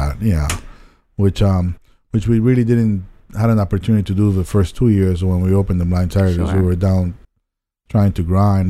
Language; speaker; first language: English; non-native, fluent; Spanish